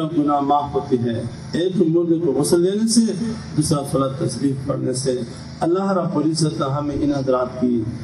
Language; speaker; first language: Urdu; non-native, local second language; Pashto